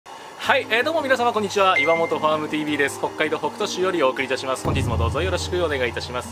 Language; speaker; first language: Japanese; native; Japanese